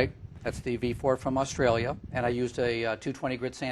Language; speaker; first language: English; native; English